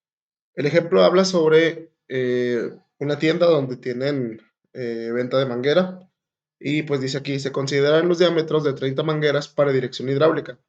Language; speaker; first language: Spanish; native; Spanish